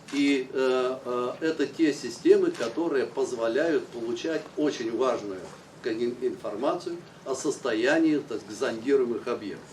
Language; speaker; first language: Russian; native; Russian